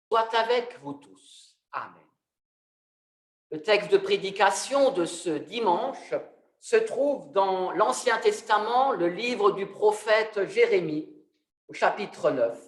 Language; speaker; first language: French; native; French